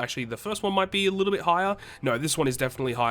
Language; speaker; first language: English; native; English